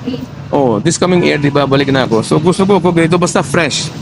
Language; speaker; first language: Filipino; non-native, learner; Urdu